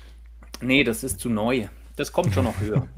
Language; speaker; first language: German; native; German